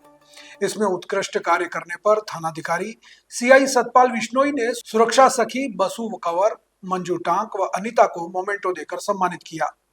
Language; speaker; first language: Hindi; native; Hindi